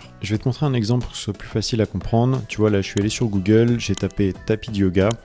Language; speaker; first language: French; native; French